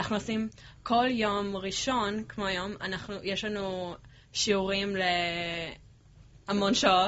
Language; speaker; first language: Hebrew; early bilingual, heritage; English